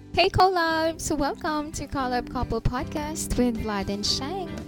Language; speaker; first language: English; non-native, local second language; Cebuano